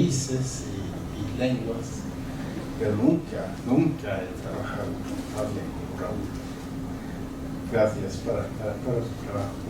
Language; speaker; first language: Spanish; non-native, fluent; Swedish